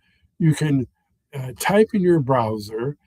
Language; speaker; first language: English; native; English